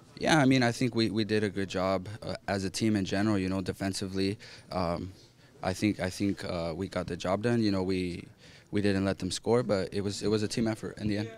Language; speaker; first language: English; early bilingual, other home language; Spanish